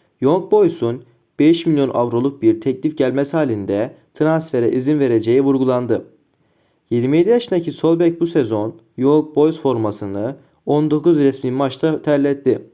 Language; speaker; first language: Turkish; native; Turkish